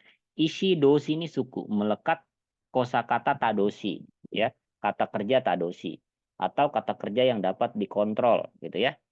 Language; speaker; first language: Indonesian; native; Indonesian